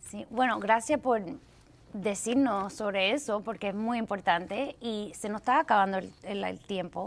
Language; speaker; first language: Spanish; early bilingual, heritage; Spanish